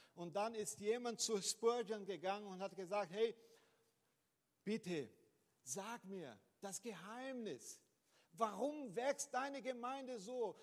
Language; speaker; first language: German; non-native, fluent; Portuguese